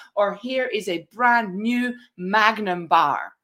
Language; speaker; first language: English; non-native, fluent; Dutch